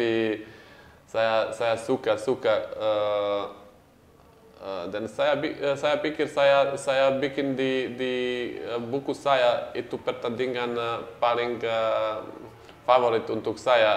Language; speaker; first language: Indonesian; non-native, learner; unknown